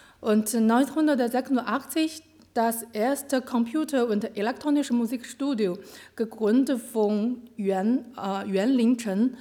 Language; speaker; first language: German; non-native, learner; Chinese